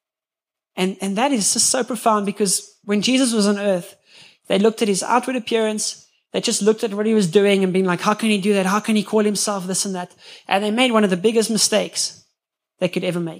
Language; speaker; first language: English; native; English